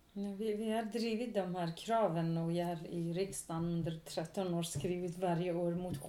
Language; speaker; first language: Swedish; non-native, local second language; Kurdish